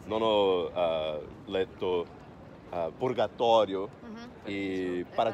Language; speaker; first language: Italian; non-native, learner; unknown